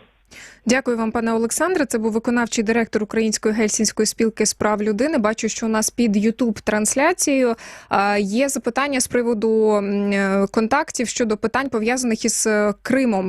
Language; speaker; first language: Ukrainian; native; Ukrainian